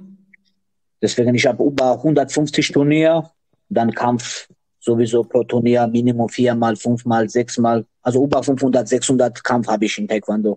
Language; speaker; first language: German; non-native, learner; Georgian